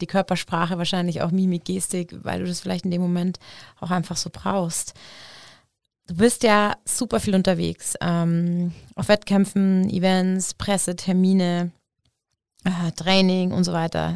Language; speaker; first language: German; native; German